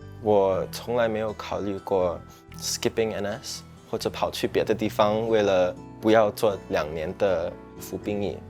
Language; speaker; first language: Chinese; non-native, local second language; English